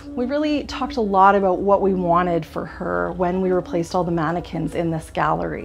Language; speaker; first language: English; native; English